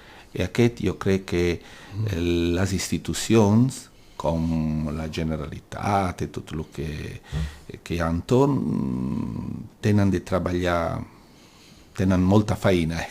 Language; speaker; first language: Catalan; non-native, local second language; Italian